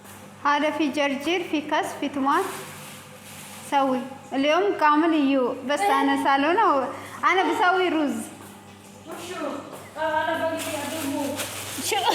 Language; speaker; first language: Arabic; non-native, learner; Amharic